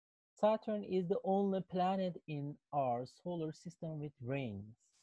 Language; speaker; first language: English; non-native, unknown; Turkish